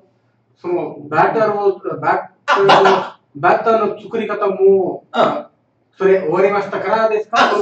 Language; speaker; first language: Japanese; non-native, learner; Tamil